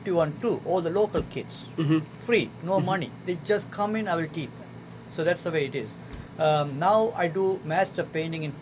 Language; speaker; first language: English; non-native, local second language; Tamil